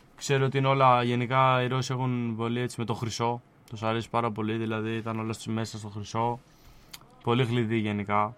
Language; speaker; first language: Greek; native; Greek